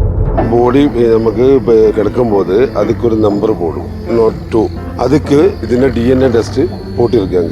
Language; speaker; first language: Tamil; non-native, local second language; Malayalam